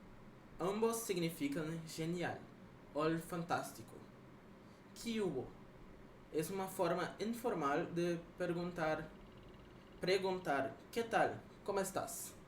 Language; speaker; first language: Spanish; non-native, learner; Portuguese